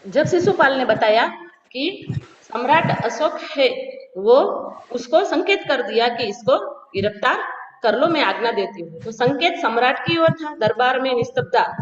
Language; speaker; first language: Hindi; non-native, local second language; Gujarati